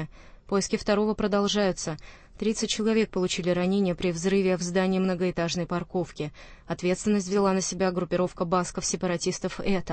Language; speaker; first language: Russian; native; Russian